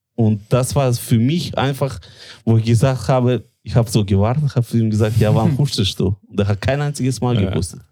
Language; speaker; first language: German; non-native, fluent; Russian